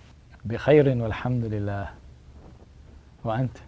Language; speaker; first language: Arabic; non-native, learner; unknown